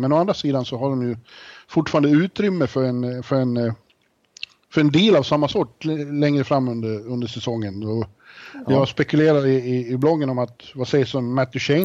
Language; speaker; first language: Swedish; native; Swedish